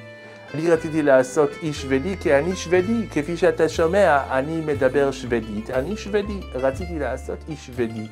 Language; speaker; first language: Hebrew; non-native, learner; Swedish